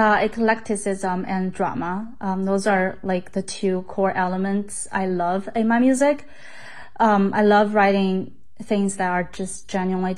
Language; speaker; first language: English; non-native, fluent; Chinese